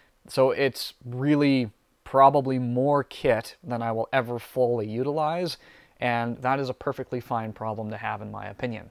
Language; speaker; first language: English; native; English